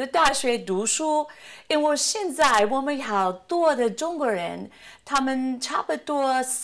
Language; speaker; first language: Chinese; non-native, fluent; English